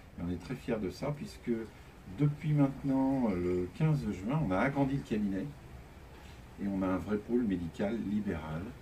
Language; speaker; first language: French; native; French